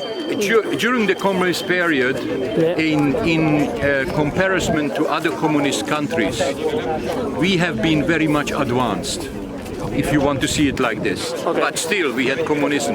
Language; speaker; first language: English; non-native, fluent; Hungarian